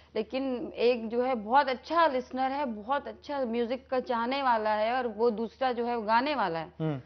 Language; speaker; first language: Urdu; non-native, local second language; Kashmiri